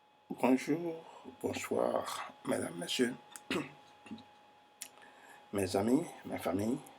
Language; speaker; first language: French; non-native, fluent; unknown